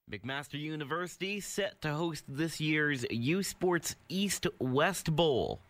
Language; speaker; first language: English; native; English